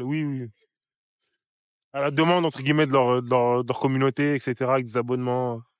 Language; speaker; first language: French; native; French